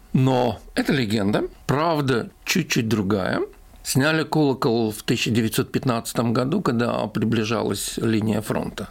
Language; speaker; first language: Russian; native; Russian